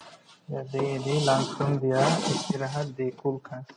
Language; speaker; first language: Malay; non-native, local second language; Bangla